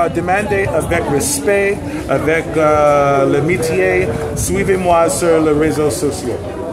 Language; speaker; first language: French; non-native, learner; English